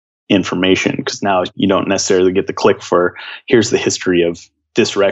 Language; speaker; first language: English; native; English